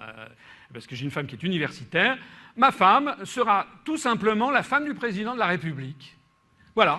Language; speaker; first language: French; native; French